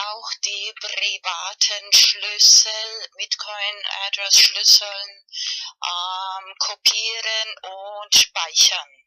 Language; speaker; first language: German; non-native, learner; Spanish